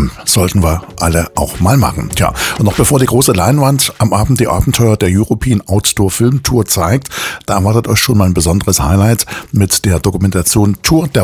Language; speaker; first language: German; native; German